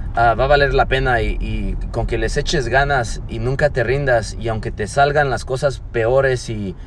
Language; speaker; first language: Spanish; early bilingual, heritage; Spanish